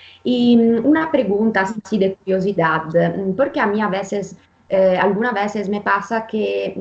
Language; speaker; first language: Spanish; non-native, fluent; Italian